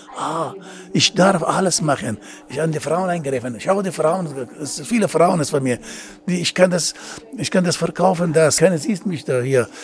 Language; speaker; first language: German; non-native, learner; Persian